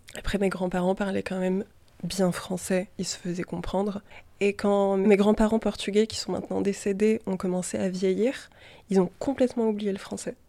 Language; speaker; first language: French; native; French